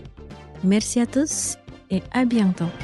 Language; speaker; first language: French; non-native, fluent; Indonesian